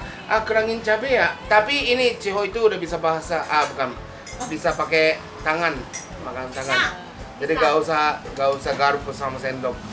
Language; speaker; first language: Indonesian; non-native, fluent; Japanese